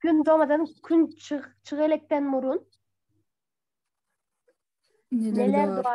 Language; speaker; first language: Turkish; non-native, fluent; Kyrgyz